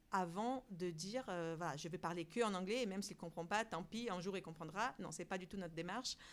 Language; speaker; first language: French; non-native, fluent; Portuguese